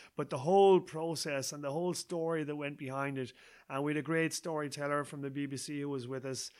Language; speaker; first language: English; native; English